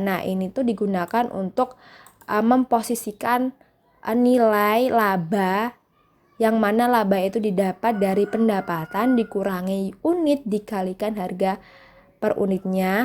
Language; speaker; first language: Indonesian; native; Indonesian